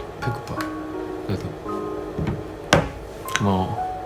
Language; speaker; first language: Korean; non-native, fluent; Chinese